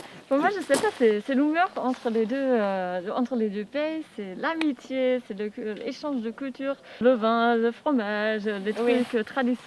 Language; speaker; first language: French; non-native, learner; German